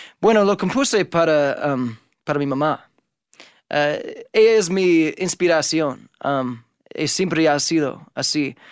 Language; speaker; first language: Spanish; non-native, fluent; English